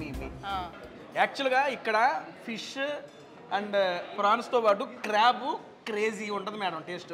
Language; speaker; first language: Telugu; native; Telugu